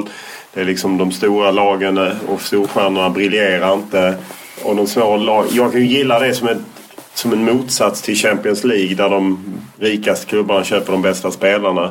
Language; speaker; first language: Swedish; native; Swedish